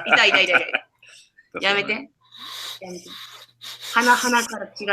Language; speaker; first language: Japanese; native; Japanese